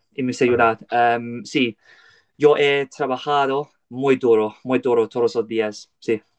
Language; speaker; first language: Spanish; non-native, learner; English